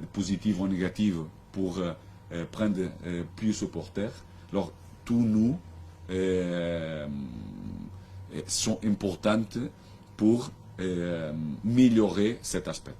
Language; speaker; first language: French; non-native, learner; Portuguese